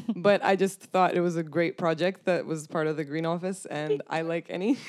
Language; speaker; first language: English; non-native, fluent; Romanian